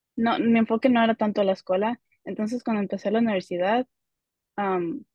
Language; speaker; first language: Spanish; early bilingual, heritage; Spanish